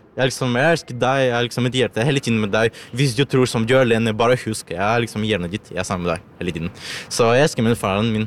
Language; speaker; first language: Norwegian; non-native, learner; Russian